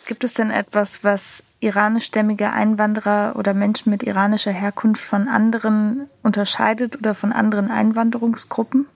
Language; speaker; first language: German; native; German